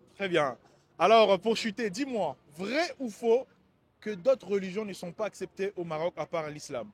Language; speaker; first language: French; native; French